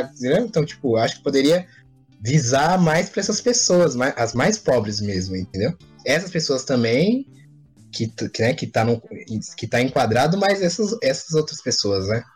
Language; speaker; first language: Portuguese; native; Portuguese